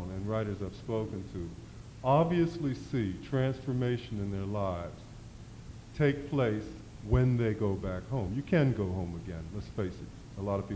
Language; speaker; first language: English; native; English